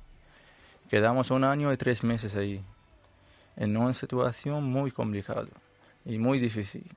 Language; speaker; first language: Spanish; non-native, learner; Arabic